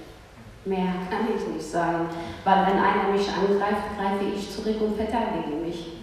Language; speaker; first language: German; early bilingual, other home language; Kurdish